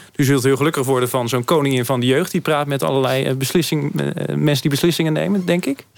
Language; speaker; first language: Dutch; native; Dutch